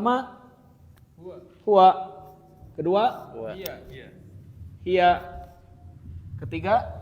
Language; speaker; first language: Indonesian; non-native, local second language; Sundanese